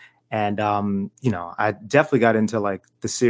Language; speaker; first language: English; native; English